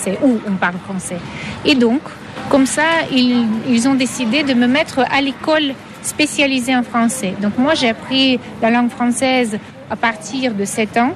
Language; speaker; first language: French; non-native, fluent; Russian